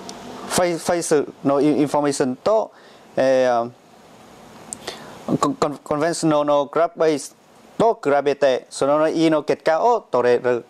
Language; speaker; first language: Japanese; non-native, learner; Vietnamese